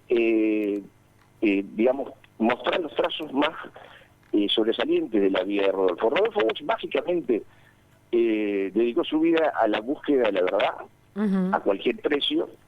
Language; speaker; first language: Spanish; native; Spanish